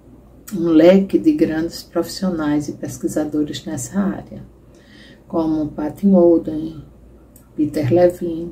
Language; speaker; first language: Portuguese; native; Portuguese